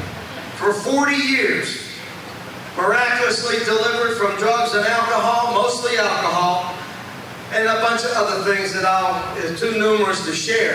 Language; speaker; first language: English; native; English